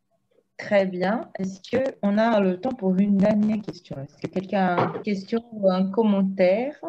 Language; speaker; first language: French; non-native, fluent; Portuguese